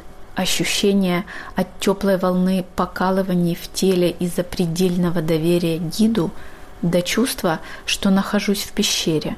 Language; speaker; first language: Russian; native; Russian